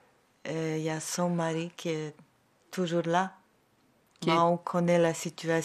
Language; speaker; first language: French; non-native, learner; Ukrainian